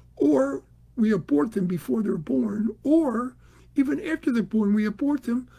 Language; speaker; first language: English; native; English